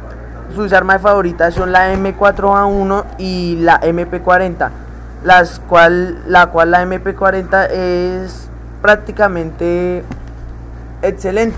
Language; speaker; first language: Spanish; native; Spanish